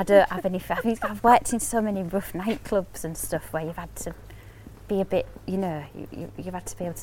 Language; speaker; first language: English; native; English